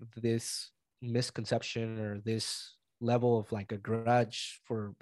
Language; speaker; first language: English; early bilingual, other home language; Spanish